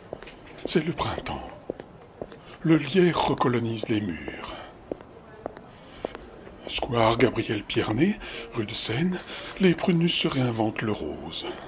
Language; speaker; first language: French; native; French